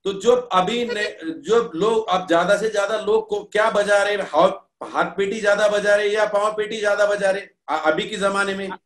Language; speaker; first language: Hindi; non-native, local second language; Marathi